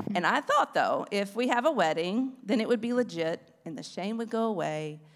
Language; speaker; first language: English; native; English